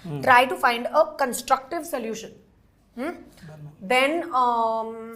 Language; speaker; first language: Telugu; non-native, learner; Hindi